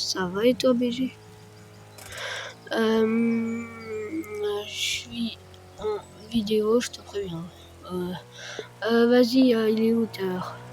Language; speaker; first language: French; native; French